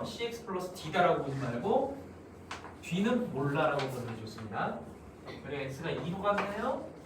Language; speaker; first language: Korean; native; Korean